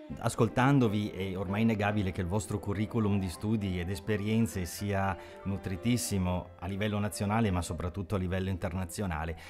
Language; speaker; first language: Italian; native; Italian